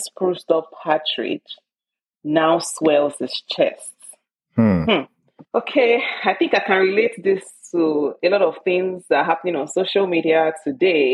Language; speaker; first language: English; non-native, local second language; Yoruba